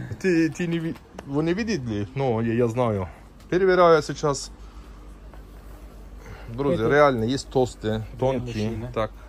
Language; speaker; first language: Russian; non-native, learner; Turkish